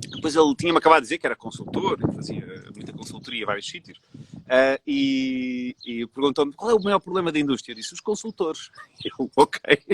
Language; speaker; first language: Portuguese; native; Portuguese